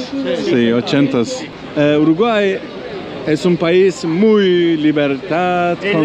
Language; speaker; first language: Spanish; non-native, learner; Turkish